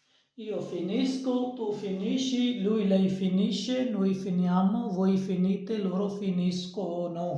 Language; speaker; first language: Italian; non-native, fluent; Hindi